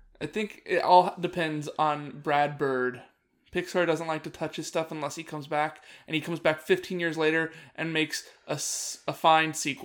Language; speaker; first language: English; native; English